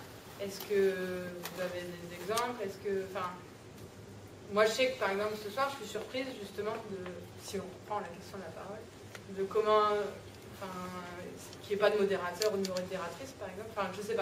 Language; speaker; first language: French; native; French